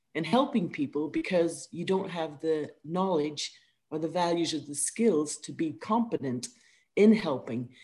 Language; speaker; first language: English; native; English